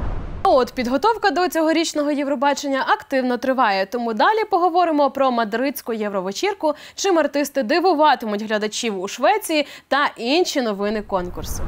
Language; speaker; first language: Ukrainian; native; Ukrainian